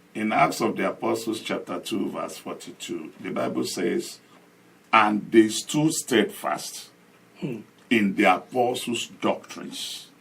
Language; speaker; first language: English; non-native, local second language; Yoruba